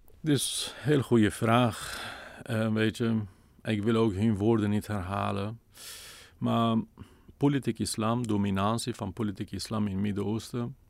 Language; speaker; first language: Dutch; non-native, fluent; Kurdish